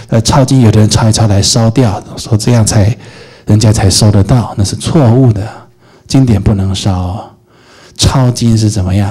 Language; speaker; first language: Chinese; native; Chinese